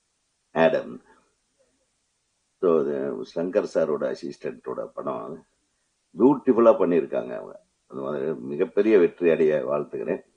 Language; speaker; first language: Tamil; native; Tamil